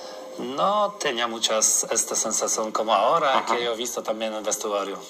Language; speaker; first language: Spanish; non-native, learner; Polish